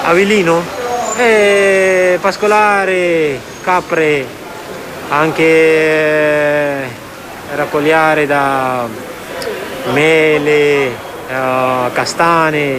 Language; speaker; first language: Italian; non-native, learner; Persian